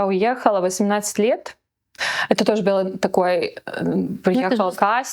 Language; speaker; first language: Russian; non-native, local second language; Latvian